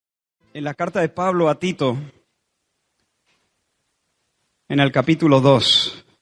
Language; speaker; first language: Spanish; native; Spanish